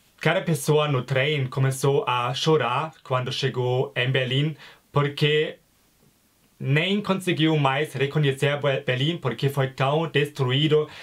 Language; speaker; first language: Portuguese; non-native, fluent; German